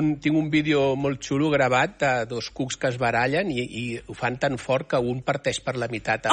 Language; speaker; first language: Catalan; native; Catalan